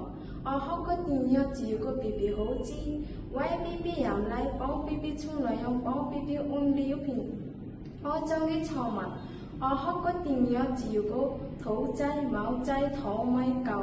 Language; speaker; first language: Cantonese; non-native, learner; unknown